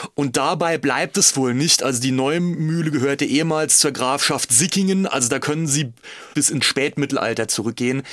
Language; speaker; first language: German; native; German